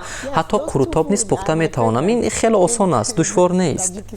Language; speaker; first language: Persian; non-native, fluent; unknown